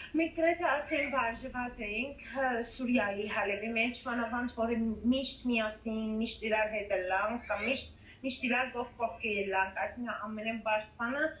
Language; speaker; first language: Armenian; native; Armenian